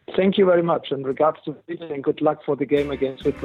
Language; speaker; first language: English; non-native, fluent; German